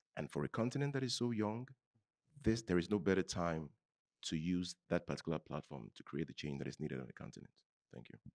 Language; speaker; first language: English; non-native, local second language; Yoruba